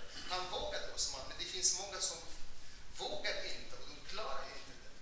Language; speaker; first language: Swedish; non-native, fluent; Arabic